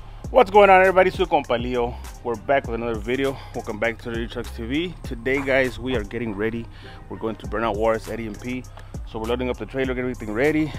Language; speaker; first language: English; early bilingual, other home language; Spanish